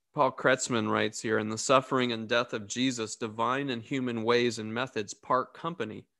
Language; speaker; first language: English; native; English